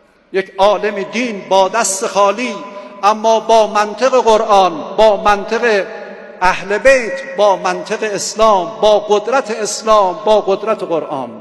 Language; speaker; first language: Persian; native; Persian